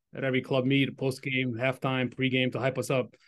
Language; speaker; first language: English; early bilingual, other home language; Italian